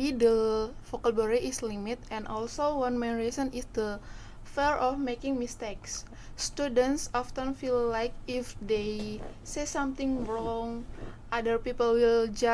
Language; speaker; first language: English; non-native, fluent; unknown